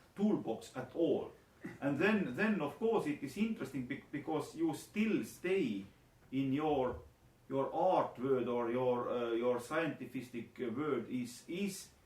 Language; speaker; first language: English; non-native, learner; Estonian